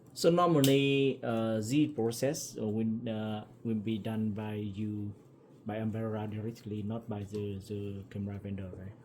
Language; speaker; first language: English; non-native, learner; Vietnamese